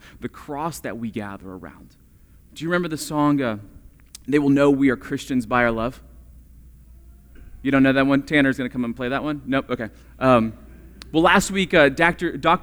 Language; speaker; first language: English; native; English